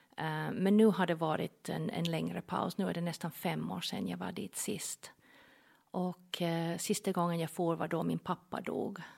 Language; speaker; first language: Swedish; non-native, fluent; English